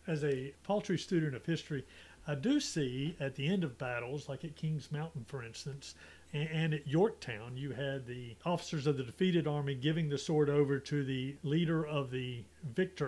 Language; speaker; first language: English; native; English